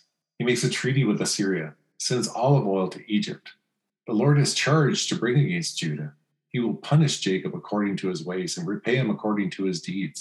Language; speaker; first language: English; native; English